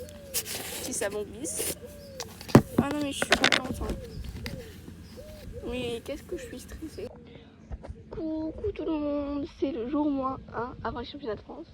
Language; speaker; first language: French; native; French